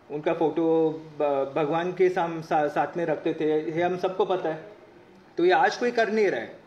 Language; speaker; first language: Hindi; non-native, local second language; Marathi